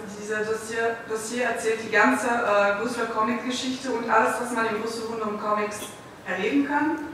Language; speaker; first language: German; non-native, fluent; Dutch